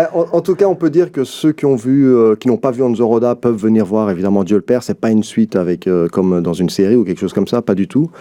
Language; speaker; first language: French; early bilingual, other home language; Arabic